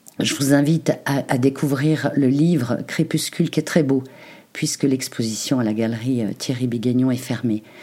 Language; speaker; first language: French; native; French